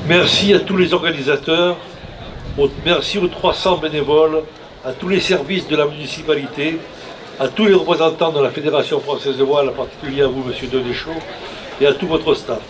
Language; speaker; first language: French; native; French